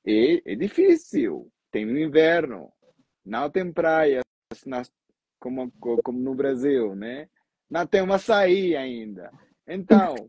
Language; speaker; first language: Portuguese; non-native, fluent; Spanish